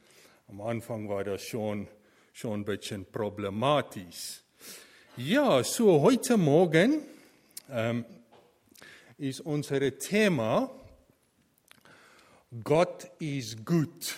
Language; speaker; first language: German; non-native, fluent; Afrikaans